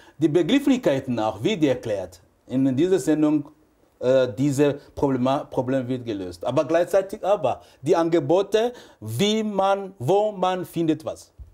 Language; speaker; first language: German; non-native, fluent; French